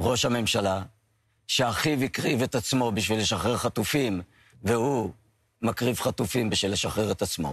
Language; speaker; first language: Hebrew; native; Hebrew